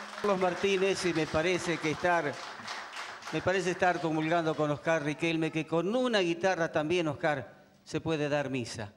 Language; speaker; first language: Spanish; native; Spanish